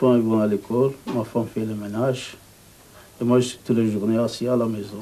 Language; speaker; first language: French; early bilingual, other home language; Turkish